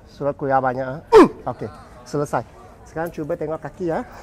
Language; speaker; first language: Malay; non-native, local second language; Cantonese